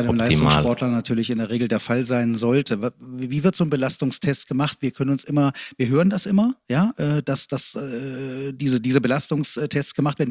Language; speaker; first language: German; native; German